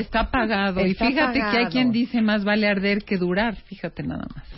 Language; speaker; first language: Spanish; native; Spanish